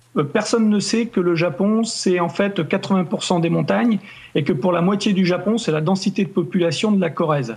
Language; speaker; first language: French; native; French